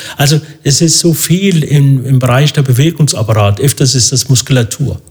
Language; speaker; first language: German; non-native, fluent; Arabic